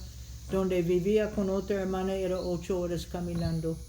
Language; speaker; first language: Spanish; non-native, fluent; English